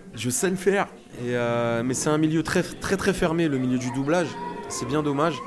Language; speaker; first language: French; native; French